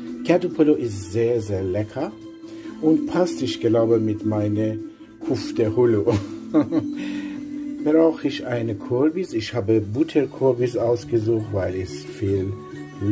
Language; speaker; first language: German; non-native, learner; Persian